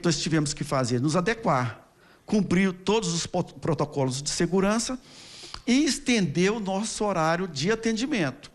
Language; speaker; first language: Portuguese; native; Portuguese